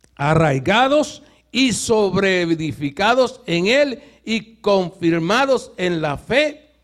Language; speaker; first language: Spanish; native; Spanish